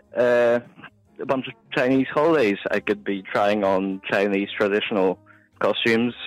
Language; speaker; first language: English; non-native, fluent; Polish